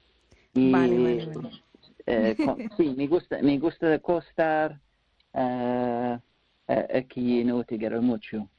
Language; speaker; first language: Spanish; non-native, learner; English